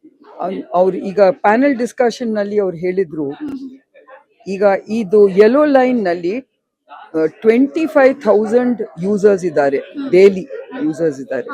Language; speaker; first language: Kannada; non-native, local second language; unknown